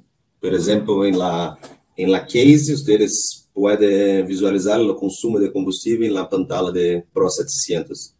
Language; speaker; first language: Spanish; non-native, learner; Portuguese